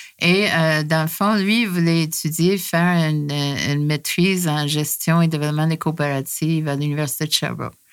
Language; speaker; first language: French; non-native, fluent; English